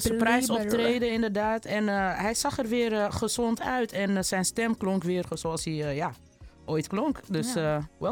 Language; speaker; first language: Dutch; native; Dutch